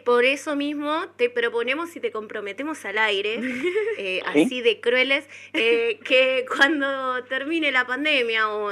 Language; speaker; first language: Spanish; native; Spanish